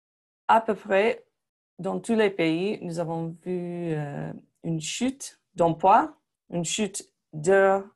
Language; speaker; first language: French; non-native, fluent; English